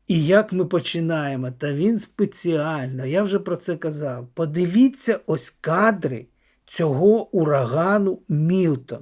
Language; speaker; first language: Ukrainian; native; Ukrainian